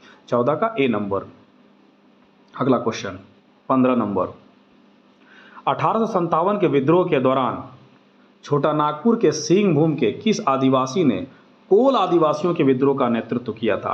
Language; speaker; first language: Hindi; native; Hindi